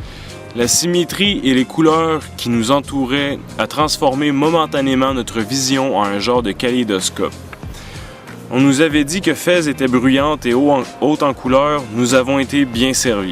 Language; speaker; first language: French; native; French